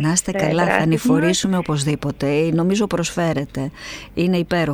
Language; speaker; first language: Greek; native; Greek